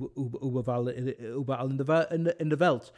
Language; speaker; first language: German; non-native, fluent; English